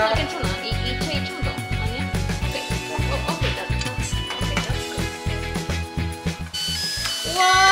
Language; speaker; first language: Korean; non-native, learner; Spanish